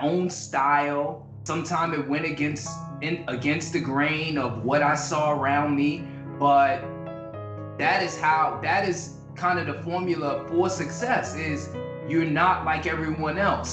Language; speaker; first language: English; native; English